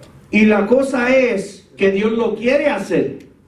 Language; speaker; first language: Spanish; early bilingual, heritage; Spanish